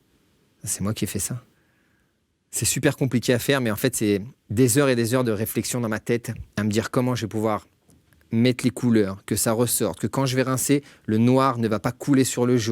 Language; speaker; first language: French; native; French